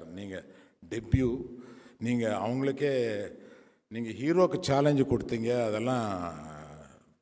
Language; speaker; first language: Tamil; non-native, local second language; Telugu